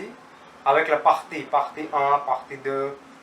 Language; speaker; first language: French; non-native, learner; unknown